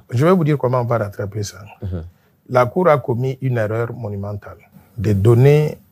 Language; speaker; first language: French; non-native, local second language; Luba-Lulua